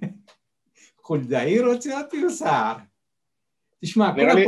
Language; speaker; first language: Hebrew; non-native, fluent; Spanish